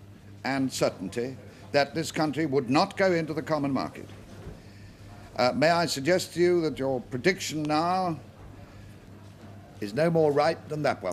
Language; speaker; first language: English; native; English